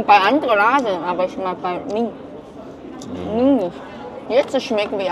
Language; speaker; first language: German; non-native, learner; Chinese